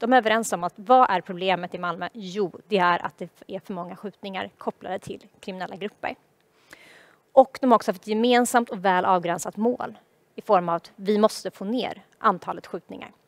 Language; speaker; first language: Swedish; native; Swedish